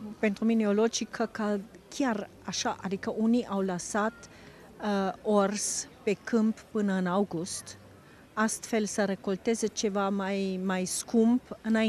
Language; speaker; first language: Romanian; non-native, fluent; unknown